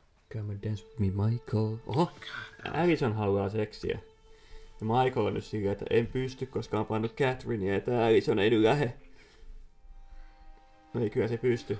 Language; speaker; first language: Finnish; native; Finnish